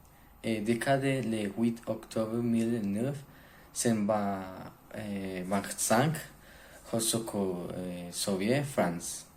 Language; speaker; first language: French; non-native, learner; Spanish